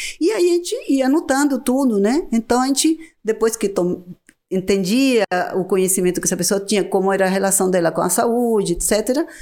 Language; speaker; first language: Portuguese; non-native, fluent; Spanish